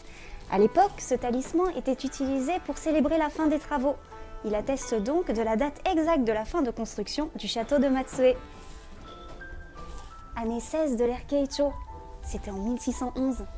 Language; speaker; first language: French; native; French